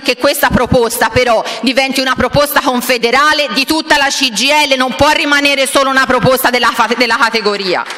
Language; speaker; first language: Italian; native; Italian